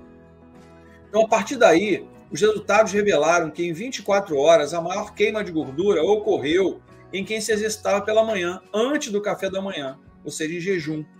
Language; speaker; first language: Portuguese; native; Portuguese